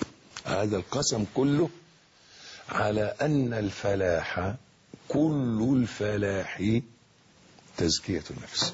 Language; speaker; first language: Arabic; native; Arabic